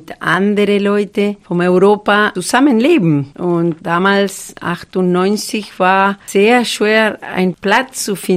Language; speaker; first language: German; non-native, fluent; Spanish